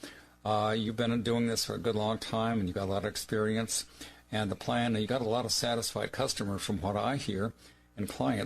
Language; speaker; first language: English; native; English